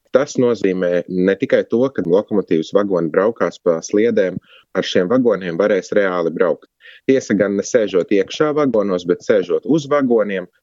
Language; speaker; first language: Latvian; native; Latvian